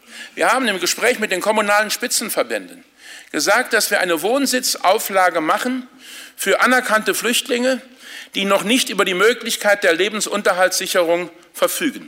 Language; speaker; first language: German; native; German